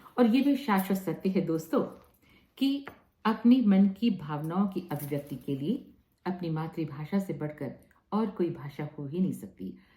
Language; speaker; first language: Hindi; native; Hindi